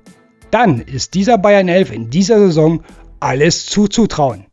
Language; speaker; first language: German; native; German